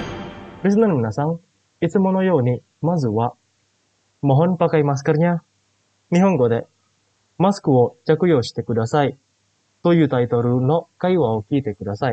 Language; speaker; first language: Japanese; non-native, fluent; Indonesian